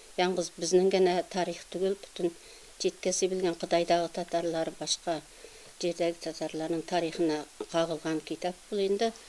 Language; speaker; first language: Tatar; early bilingual, heritage; Tatar